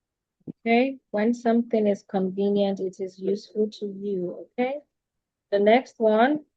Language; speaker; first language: English; non-native, fluent; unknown